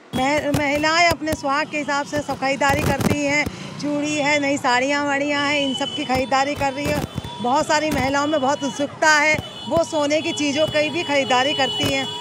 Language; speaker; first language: Hindi; native; Hindi